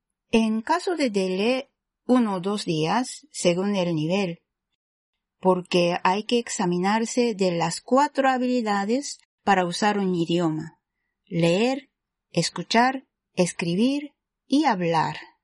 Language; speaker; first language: Spanish; non-native, fluent; Japanese